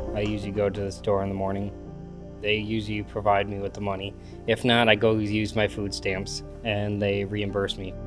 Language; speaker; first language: English; native; English